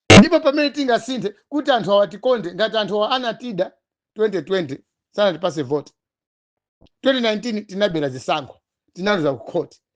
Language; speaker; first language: Nyanja; non-native, local second language; Tumbuka